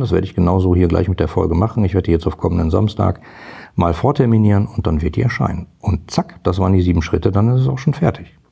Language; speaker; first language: German; native; German